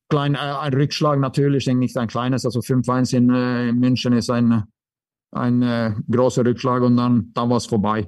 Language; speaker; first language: German; non-native, fluent; Swedish